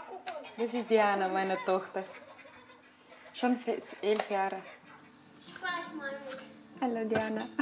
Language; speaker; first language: German; non-native, learner; Romanian